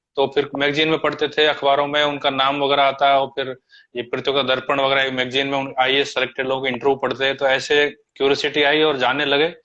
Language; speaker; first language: Hindi; native; Hindi